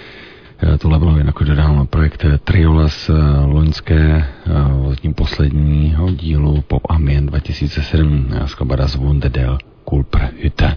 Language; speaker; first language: Czech; native; Czech